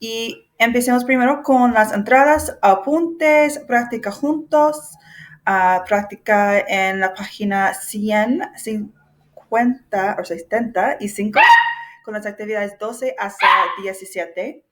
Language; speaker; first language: Spanish; non-native, fluent; English